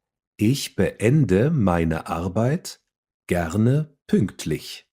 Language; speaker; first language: German; non-native, fluent; English